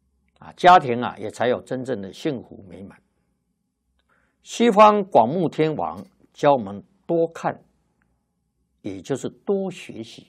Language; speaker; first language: Chinese; native; Chinese